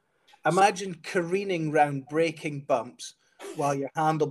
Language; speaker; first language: English; native; English